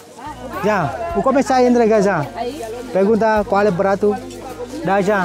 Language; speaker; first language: Portuguese; non-native, learner; Vietnamese